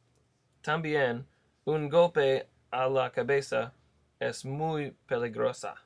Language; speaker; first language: Spanish; non-native, learner; English